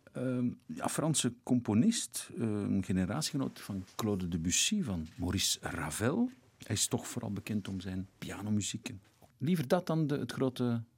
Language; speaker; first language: Dutch; native; Dutch